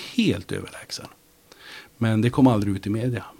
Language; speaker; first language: Swedish; native; Swedish